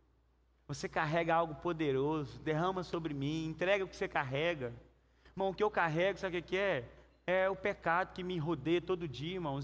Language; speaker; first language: Portuguese; native; Portuguese